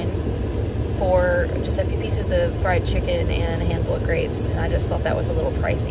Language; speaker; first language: English; native; English